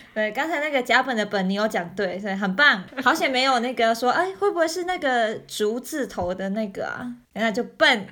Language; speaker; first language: Chinese; native; Chinese